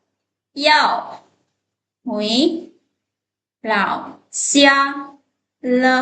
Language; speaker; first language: Chinese; non-native, fluent; Lao